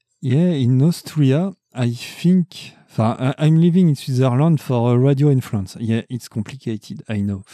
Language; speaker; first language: English; non-native, learner; French